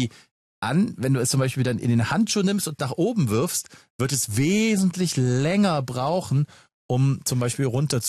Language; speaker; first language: German; native; German